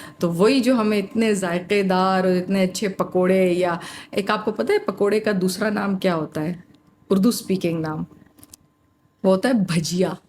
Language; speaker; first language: Urdu; native; Urdu